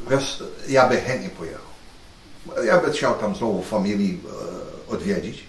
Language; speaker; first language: Polish; early bilingual, heritage; Polish